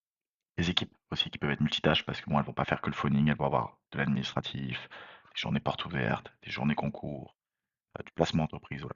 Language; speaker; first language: French; native; French